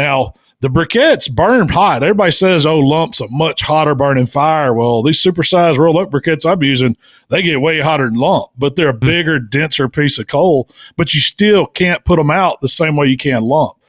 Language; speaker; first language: English; native; English